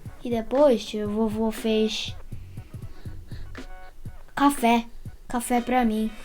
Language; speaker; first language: Portuguese; early bilingual, heritage; Portuguese